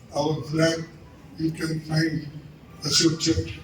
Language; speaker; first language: English; non-native, local second language; Kannada